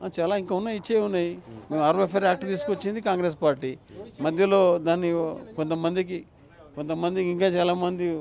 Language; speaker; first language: Telugu; non-native, local second language; Lambadi